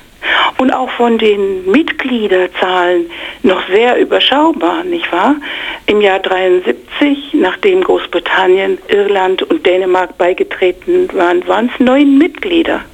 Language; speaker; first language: German; non-native, fluent; English